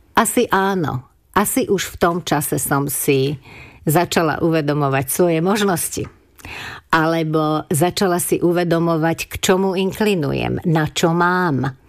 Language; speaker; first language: Slovak; non-native, local second language; Hungarian